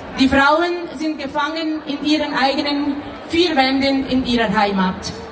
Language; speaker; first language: German; non-native, fluent; Persian